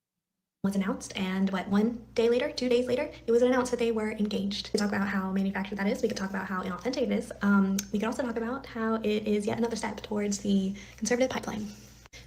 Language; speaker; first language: English; native; English